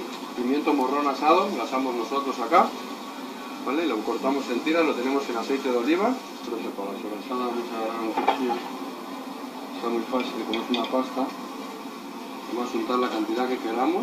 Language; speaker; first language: Spanish; native; Spanish